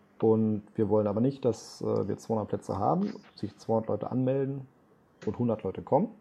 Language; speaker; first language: German; native; German